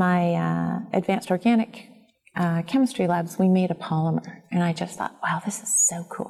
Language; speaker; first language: English; native; English